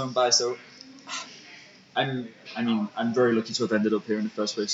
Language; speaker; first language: English; native; English